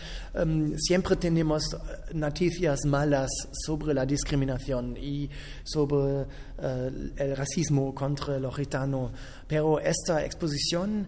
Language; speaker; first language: Spanish; non-native, fluent; German